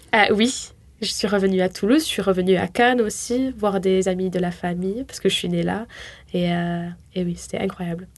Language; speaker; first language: French; native; French